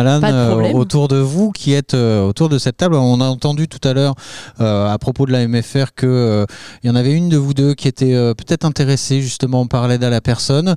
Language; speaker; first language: French; native; French